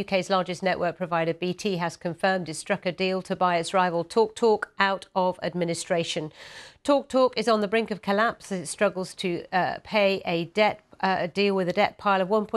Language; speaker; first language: English; native; English